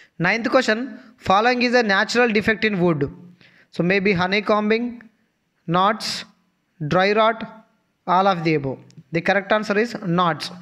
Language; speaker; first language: English; non-native, local second language; Telugu